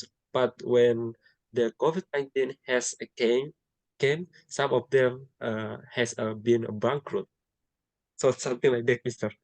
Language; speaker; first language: English; non-native, learner; Indonesian